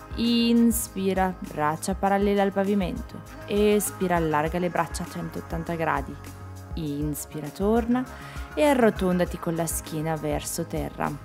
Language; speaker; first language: Italian; native; Italian